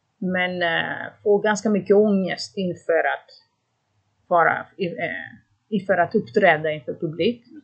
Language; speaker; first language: Swedish; non-native, fluent; Greek